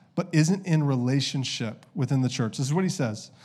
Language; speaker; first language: English; native; English